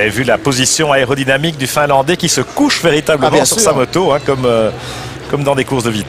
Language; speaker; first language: French; native; French